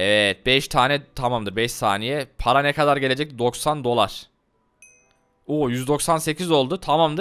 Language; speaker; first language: Turkish; native; Turkish